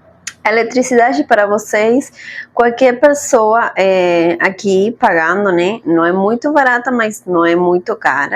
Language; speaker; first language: Portuguese; non-native, fluent; Spanish